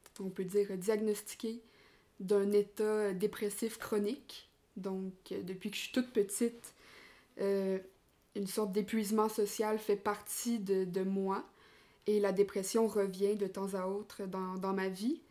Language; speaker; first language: French; native; French